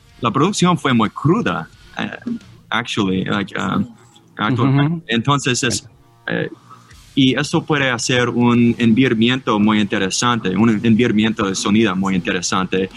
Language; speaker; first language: Spanish; non-native, learner; English